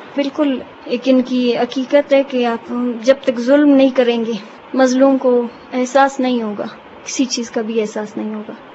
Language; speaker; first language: Urdu; non-native, local second language; Baluchi